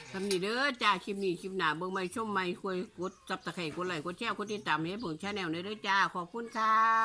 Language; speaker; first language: Thai; native; Thai